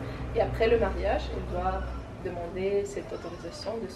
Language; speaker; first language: French; non-native, fluent; Tajik